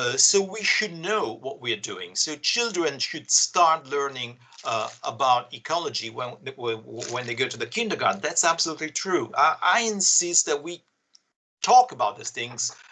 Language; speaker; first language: English; non-native, fluent; Italian